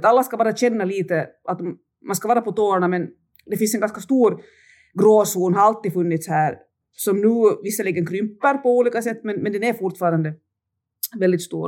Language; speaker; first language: Swedish; native; Swedish